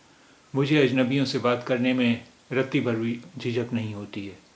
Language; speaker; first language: Hindi; native; Hindi